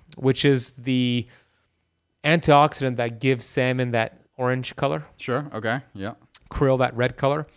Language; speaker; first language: English; early bilingual, other home language; Persian